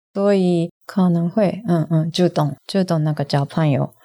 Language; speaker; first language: Chinese; non-native, learner; Japanese